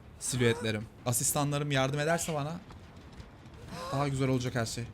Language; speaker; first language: Turkish; native; Turkish